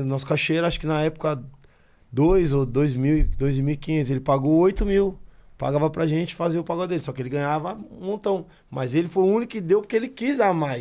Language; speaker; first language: Portuguese; native; Portuguese